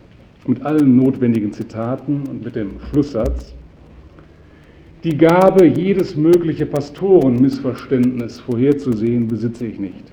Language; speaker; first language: German; native; German